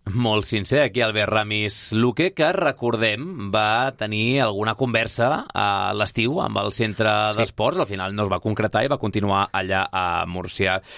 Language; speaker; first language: Catalan; native; Catalan